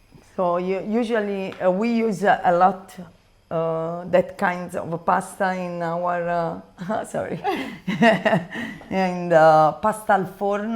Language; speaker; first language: English; non-native, learner; Italian